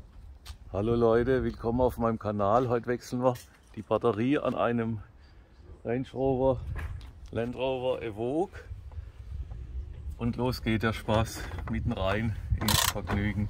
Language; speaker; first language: German; native; German